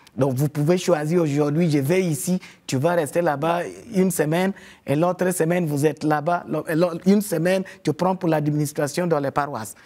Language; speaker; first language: French; non-native, fluent; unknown